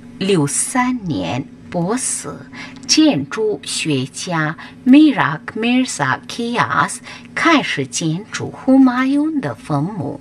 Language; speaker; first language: Chinese; non-native, fluent; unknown